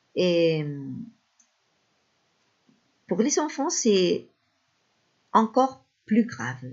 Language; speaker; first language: French; non-native, fluent; Spanish